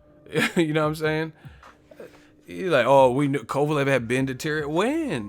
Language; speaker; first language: English; native; English